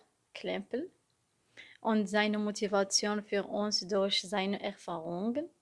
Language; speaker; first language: German; non-native, learner; Arabic